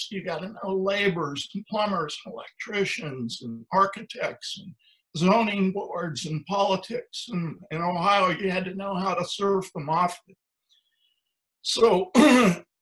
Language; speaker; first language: English; native; English